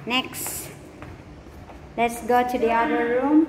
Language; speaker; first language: English; non-native, local second language; Filipino